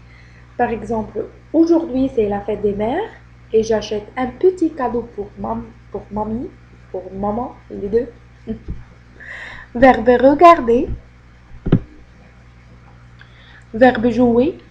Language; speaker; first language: French; non-native, fluent; Arabic